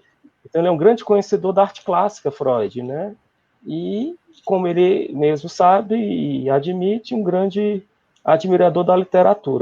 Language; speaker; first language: Portuguese; native; Portuguese